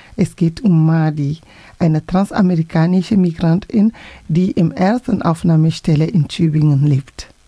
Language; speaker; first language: German; non-native, fluent; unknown